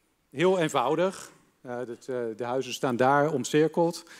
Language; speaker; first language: Dutch; native; Dutch